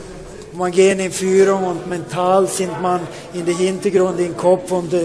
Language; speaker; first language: German; non-native, learner; Swedish